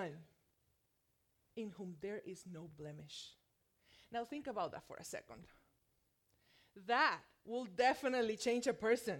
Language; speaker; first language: English; non-native, fluent; Spanish